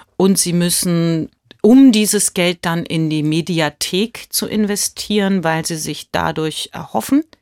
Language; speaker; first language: German; early bilingual, heritage; German